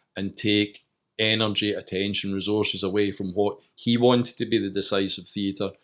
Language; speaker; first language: English; native; English